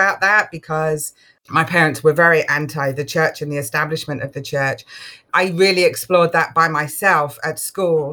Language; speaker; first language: English; native; English